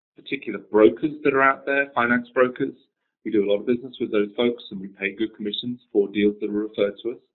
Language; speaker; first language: English; native; English